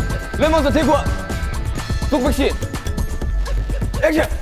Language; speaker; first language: Korean; native; Korean